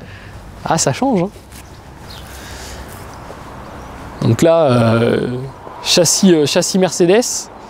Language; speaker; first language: French; native; French